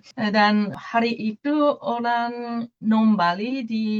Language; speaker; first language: Indonesian; non-native, fluent; Japanese